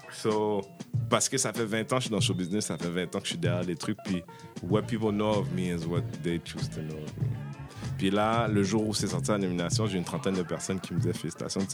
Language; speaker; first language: French; early bilingual, heritage; French